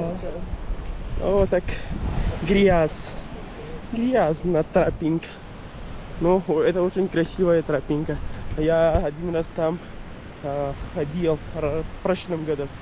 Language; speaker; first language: Russian; non-native, learner; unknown